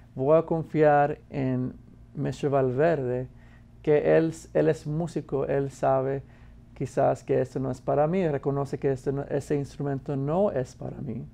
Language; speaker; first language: Spanish; non-native, fluent; English